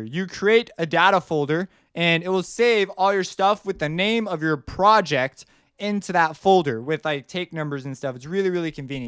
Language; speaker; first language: English; native; English